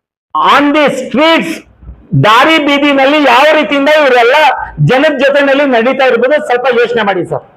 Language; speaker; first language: Kannada; native; Kannada